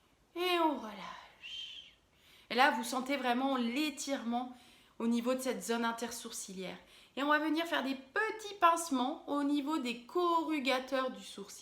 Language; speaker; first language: French; native; French